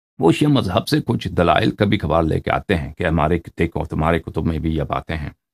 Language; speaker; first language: Hindi; non-native, fluent; Persian